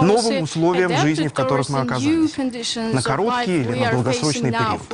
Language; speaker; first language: Russian; native; Russian